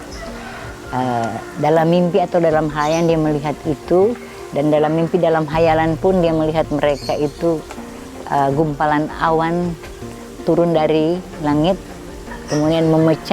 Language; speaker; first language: Indonesian; native; Indonesian